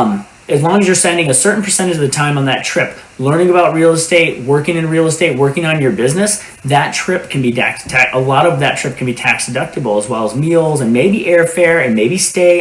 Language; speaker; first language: English; native; English